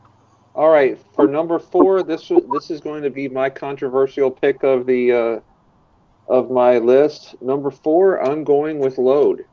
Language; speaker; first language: English; native; English